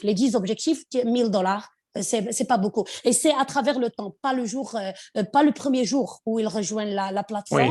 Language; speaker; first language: French; non-native, local second language; Arabic